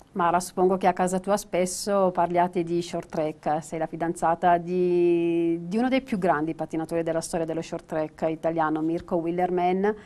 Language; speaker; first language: Italian; native; Italian